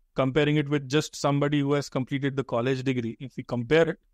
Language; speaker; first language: English; non-native, local second language; Hindi